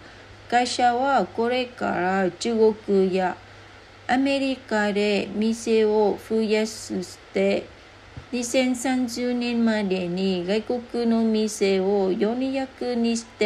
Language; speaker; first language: Japanese; non-native, learner; Vietnamese